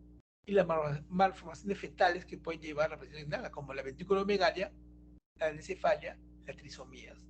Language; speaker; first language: Spanish; native; Spanish